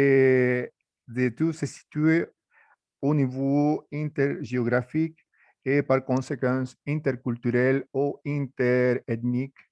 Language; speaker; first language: French; non-native, fluent; Spanish